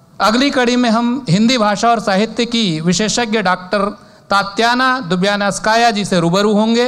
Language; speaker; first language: Hindi; native; Hindi